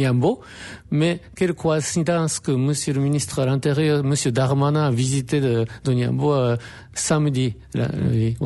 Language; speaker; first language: French; non-native, fluent; Japanese